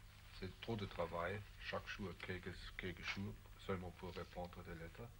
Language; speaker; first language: French; non-native, fluent; German